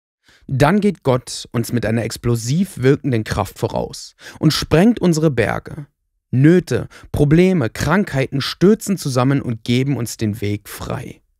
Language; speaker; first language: German; native; German